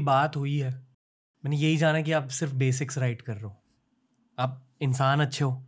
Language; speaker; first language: Hindi; native; Hindi